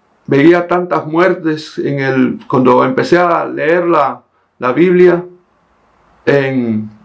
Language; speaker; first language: Spanish; native; Spanish